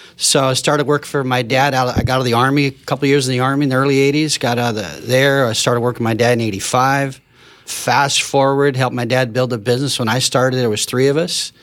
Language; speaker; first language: English; native; English